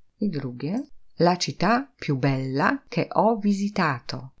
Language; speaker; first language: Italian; non-native, fluent; Polish